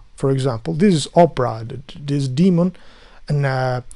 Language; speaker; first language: English; non-native, learner; Albanian